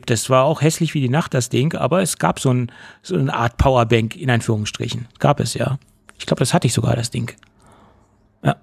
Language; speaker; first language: German; native; German